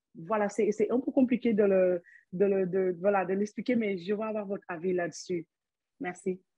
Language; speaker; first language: French; non-native, local second language; Wolof